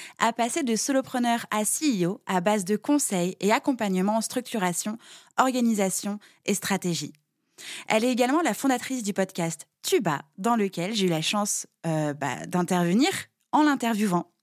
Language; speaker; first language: French; native; French